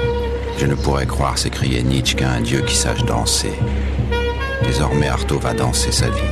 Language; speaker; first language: French; native; French